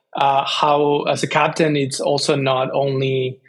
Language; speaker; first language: English; non-native, fluent; Spanish